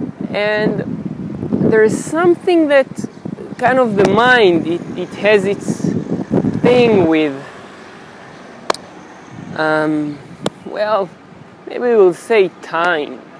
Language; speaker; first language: English; non-native, fluent; Hebrew